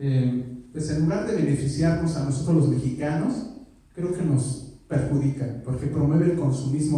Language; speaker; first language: Spanish; native; Spanish